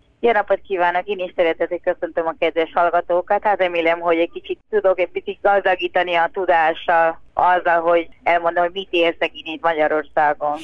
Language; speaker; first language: Hungarian; non-native, fluent; Spanish